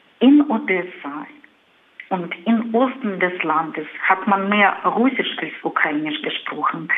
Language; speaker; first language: German; non-native, fluent; Russian